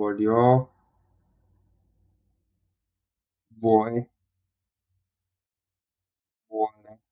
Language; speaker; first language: Italian; non-native, learner; English